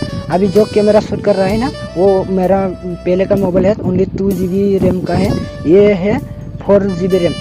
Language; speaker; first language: Hindi; non-native, local second language; Bodo